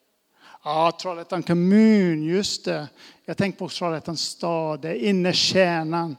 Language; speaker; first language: Swedish; non-native, fluent; English